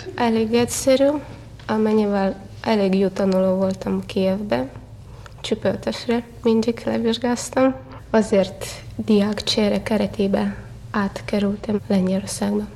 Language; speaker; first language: Hungarian; non-native, learner; Russian